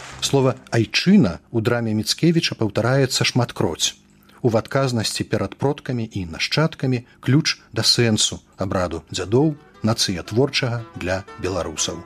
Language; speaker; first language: Belarusian; native; Belarusian